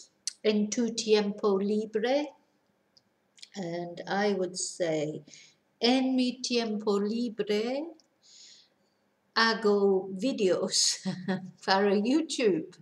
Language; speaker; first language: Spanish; non-native, fluent; English